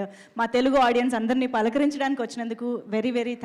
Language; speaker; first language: Telugu; native; Telugu